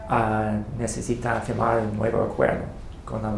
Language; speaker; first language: Spanish; non-native, learner; English